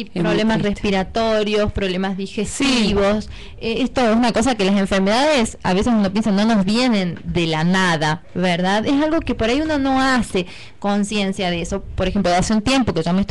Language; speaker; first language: Spanish; native; Spanish